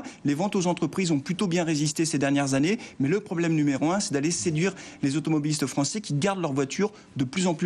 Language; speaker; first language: French; native; French